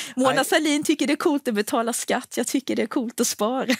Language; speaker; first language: Swedish; native; Swedish